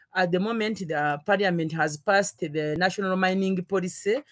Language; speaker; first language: English; non-native, local second language; Ganda